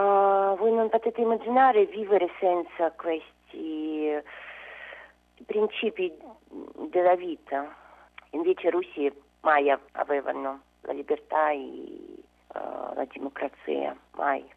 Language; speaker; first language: Italian; non-native, learner; Russian